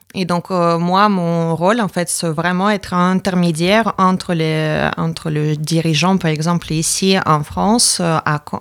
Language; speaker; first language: French; non-native, fluent; Latvian